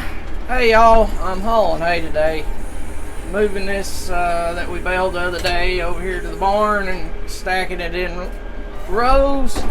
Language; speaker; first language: English; native; English